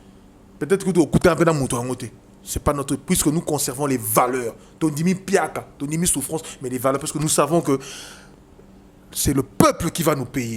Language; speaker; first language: French; non-native, local second language; Lingala